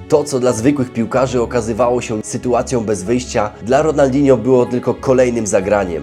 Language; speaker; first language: Polish; native; Polish